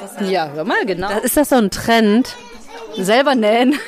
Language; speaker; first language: German; native; German